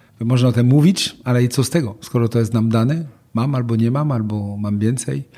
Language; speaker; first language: Polish; non-native, fluent; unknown